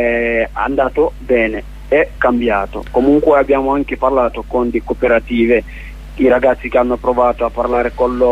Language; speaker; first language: Italian; non-native, learner; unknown